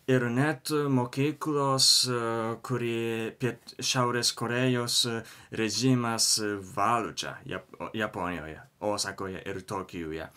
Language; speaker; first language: Lithuanian; non-native, learner; Japanese